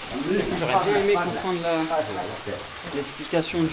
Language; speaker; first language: French; native; French